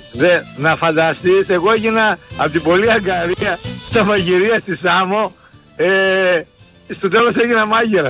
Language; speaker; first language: Greek; native; Greek